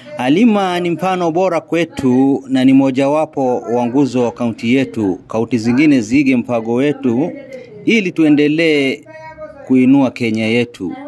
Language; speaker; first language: Swahili; non-native, local second language; Oromo